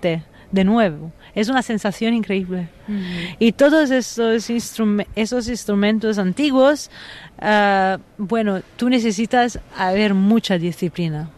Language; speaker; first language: Spanish; non-native, fluent; Italian